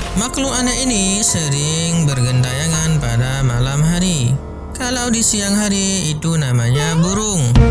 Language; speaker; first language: Malay; non-native, local second language; Achinese